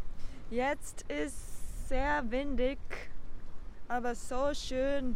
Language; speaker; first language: German; non-native, learner; Japanese